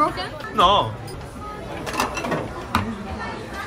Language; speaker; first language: English; non-native, local second language; Assamese